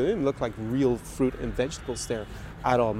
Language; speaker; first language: English; native; English